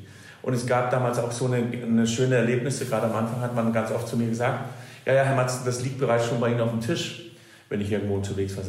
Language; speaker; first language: German; non-native, fluent; Danish